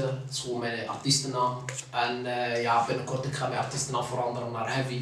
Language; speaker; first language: Dutch; non-native, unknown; Arabic